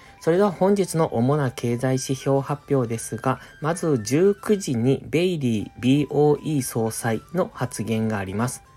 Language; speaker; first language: Japanese; native; Japanese